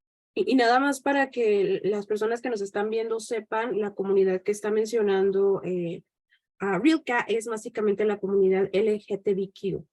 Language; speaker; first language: Spanish; native; Spanish